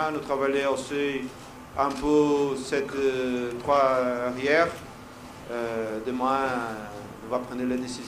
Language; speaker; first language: French; non-native, fluent; Portuguese